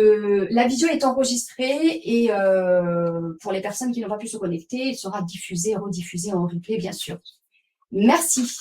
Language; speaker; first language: French; native; French